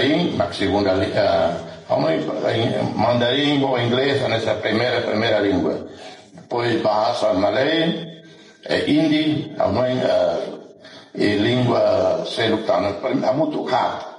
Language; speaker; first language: Portuguese; non-native, local second language; Tetum